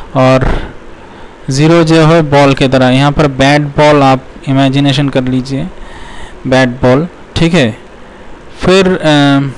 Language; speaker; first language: Hindi; non-native, local second language; Bangla